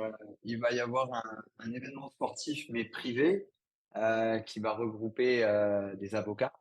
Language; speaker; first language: French; native; French